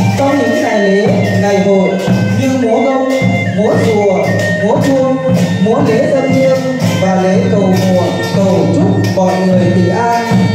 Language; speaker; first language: Vietnamese; non-native, local second language; Iu Mien